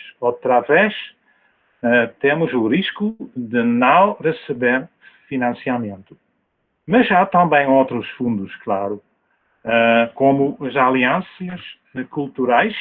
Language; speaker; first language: Portuguese; non-native, fluent; Dutch